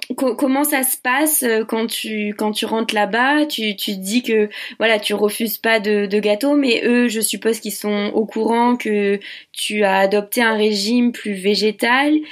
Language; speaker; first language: French; native; French